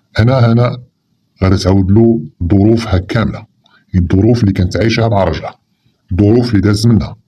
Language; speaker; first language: Arabic; native; Arabic